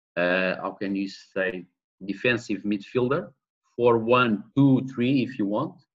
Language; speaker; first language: English; non-native, learner; Portuguese